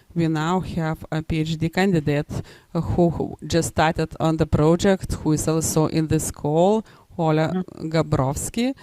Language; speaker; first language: English; non-native, fluent; Lithuanian